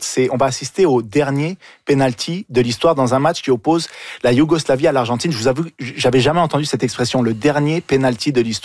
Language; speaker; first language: French; native; French